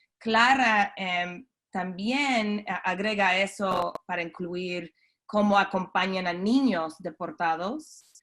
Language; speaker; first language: Spanish; non-native, fluent; English